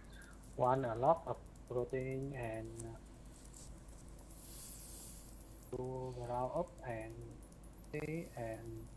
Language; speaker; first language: English; non-native, learner; Vietnamese